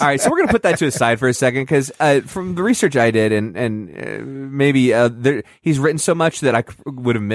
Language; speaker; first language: English; native; English